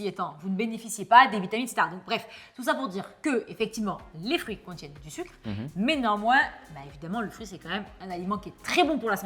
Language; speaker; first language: French; native; French